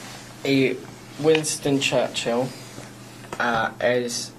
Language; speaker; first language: Spanish; non-native, learner; English